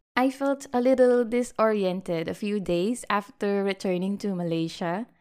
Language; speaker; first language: English; non-native, local second language; Filipino